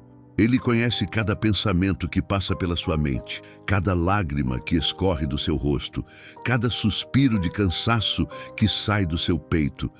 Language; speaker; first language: Portuguese; native; Portuguese